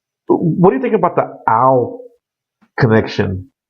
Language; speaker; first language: English; native; English